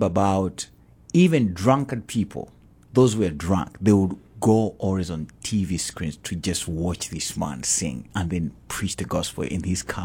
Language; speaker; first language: English; non-native, local second language; Ganda